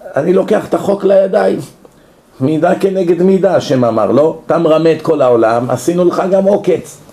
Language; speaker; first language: Hebrew; native; Hebrew